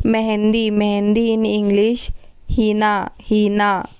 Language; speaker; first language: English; non-native, local second language; Hindi